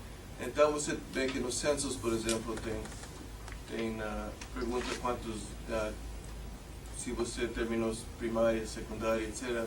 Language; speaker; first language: Portuguese; non-native, fluent; English